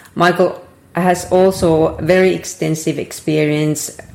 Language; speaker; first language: English; non-native, fluent; Danish